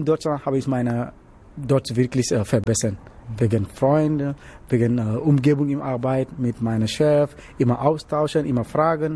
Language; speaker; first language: German; non-native, learner; Wolof